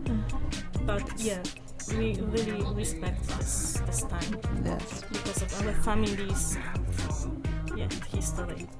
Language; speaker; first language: English; non-native, learner; Polish